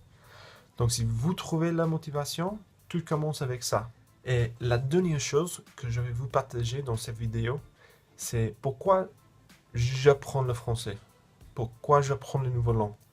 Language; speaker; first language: French; non-native, fluent; English